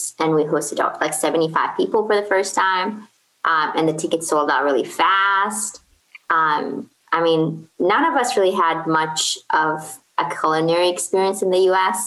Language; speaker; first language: English; non-native, fluent; Arabic